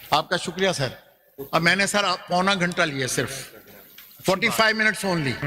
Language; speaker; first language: Urdu; non-native, local second language; Punjabi